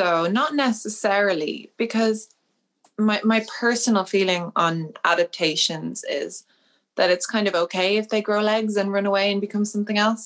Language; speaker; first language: English; native; English